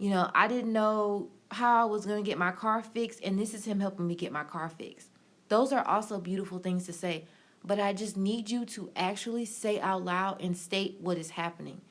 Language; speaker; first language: English; native; English